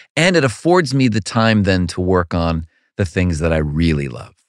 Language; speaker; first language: English; native; English